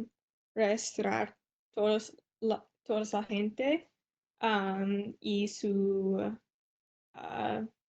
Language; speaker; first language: Spanish; non-native, learner; English